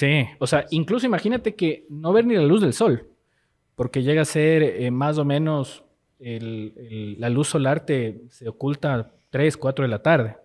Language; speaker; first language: Spanish; native; Spanish